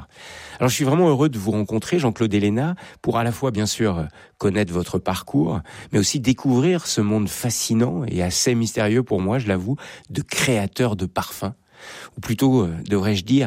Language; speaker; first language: French; native; French